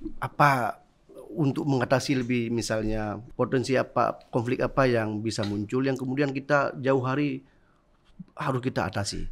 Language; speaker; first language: Indonesian; native; Indonesian